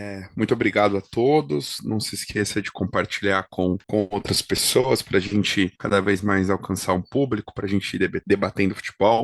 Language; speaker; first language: Portuguese; native; Portuguese